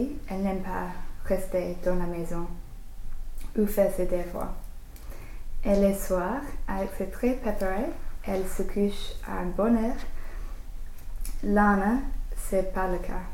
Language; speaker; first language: French; non-native, learner; English